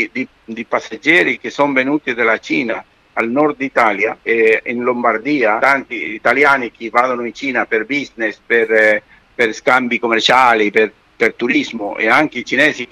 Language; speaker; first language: Italian; non-native, fluent; Spanish